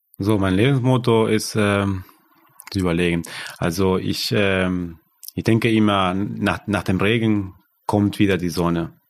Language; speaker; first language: German; non-native, fluent; Spanish